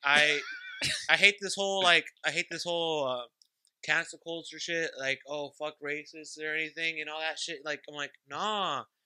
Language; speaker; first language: English; early bilingual, other home language; Spanish